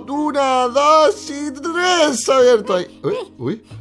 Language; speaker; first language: Spanish; native; Spanish